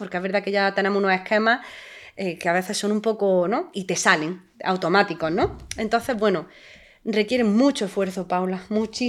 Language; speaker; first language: Spanish; native; Spanish